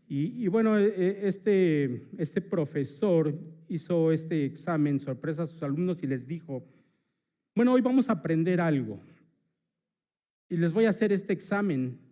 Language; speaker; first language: Spanish; native; Spanish